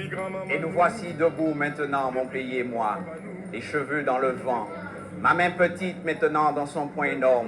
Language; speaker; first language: French; native; French